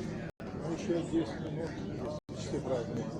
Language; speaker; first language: Russian; native; Russian